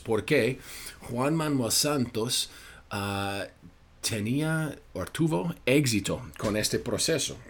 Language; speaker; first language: Spanish; non-native, fluent; English